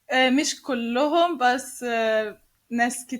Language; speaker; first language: Arabic; non-native, learner; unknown